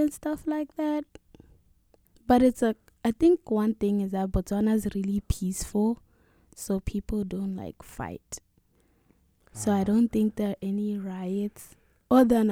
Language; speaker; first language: English; non-native, local second language; Tswana